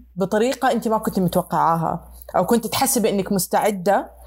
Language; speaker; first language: Arabic; native; Arabic